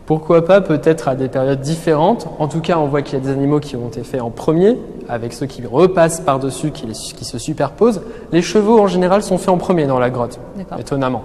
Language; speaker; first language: French; native; French